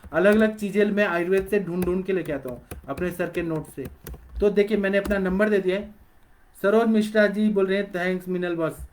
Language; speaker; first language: Hindi; non-native, local second language; Marathi